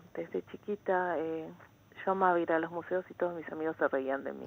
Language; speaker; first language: Spanish; native; Spanish